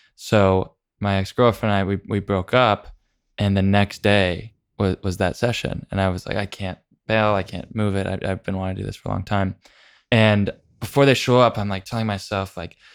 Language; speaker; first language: English; native; English